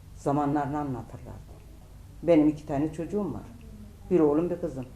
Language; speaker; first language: Turkish; native; Turkish